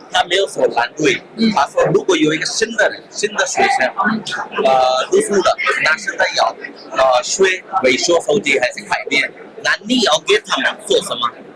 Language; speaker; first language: Chinese; non-native, learner; Hindi